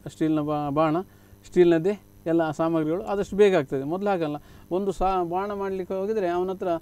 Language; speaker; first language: Kannada; native; Kannada